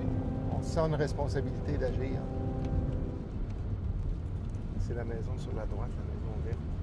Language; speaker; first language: French; native; French